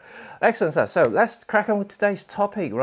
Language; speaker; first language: English; non-native, local second language; Cantonese